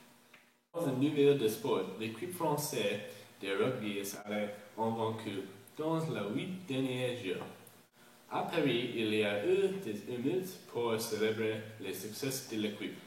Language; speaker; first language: French; non-native, learner; English